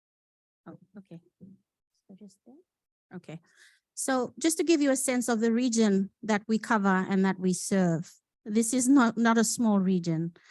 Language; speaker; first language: English; non-native, local second language; Fijian